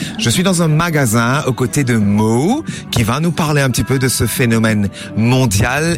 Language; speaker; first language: French; non-native, local second language; Morisyen